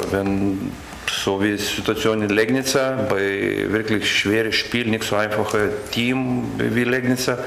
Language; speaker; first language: German; non-native, learner; Lithuanian